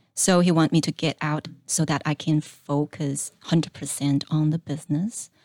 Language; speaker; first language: English; non-native, fluent; Chinese